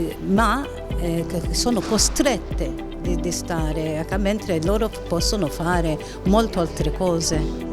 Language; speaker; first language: Italian; non-native, fluent; Maltese